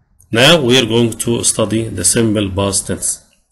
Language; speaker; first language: English; non-native, fluent; Arabic